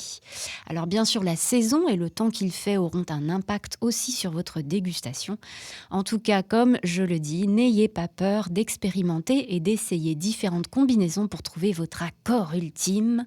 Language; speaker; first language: French; native; French